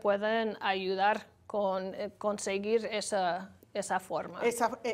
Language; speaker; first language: Spanish; non-native, learner; English